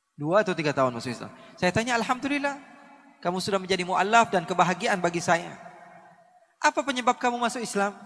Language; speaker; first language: Indonesian; native; Indonesian